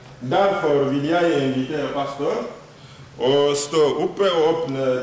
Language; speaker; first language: Swedish; non-native, learner; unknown